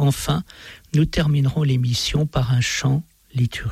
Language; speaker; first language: French; native; French